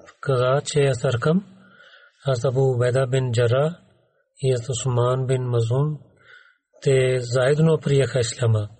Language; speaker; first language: Bulgarian; non-native, learner; Urdu